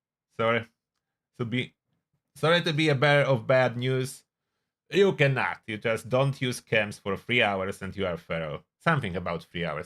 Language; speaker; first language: English; non-native, fluent; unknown